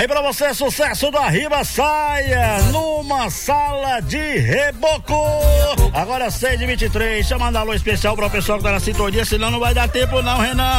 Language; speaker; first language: Portuguese; native; Portuguese